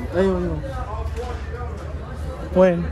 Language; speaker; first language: Arabic; non-native, learner; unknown